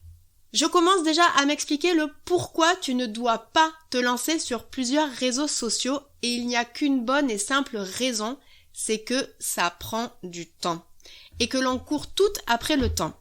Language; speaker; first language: French; native; French